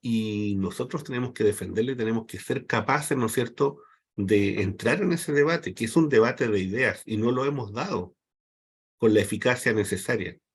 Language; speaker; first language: Spanish; native; Spanish